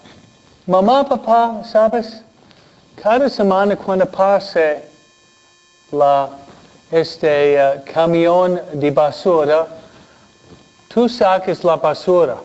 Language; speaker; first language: Spanish; non-native, fluent; English